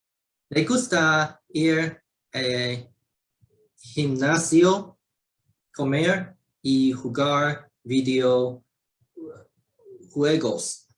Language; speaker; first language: Spanish; non-native, learner; Chinese